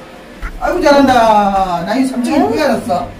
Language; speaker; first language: Korean; native; Korean